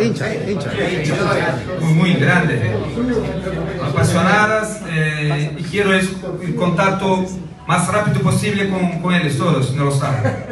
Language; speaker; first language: Spanish; non-native, learner; Portuguese